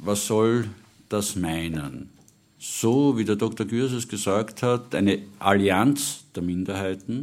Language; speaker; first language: German; native; German